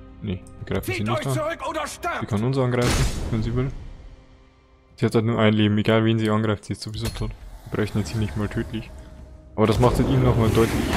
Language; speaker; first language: German; native; German